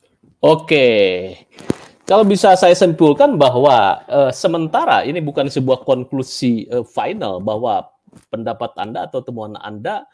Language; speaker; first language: Indonesian; native; Indonesian